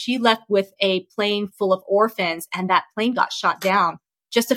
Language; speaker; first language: English; early bilingual, other home language; Vietnamese